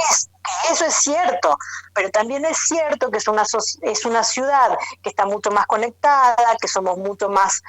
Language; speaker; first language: Spanish; native; Spanish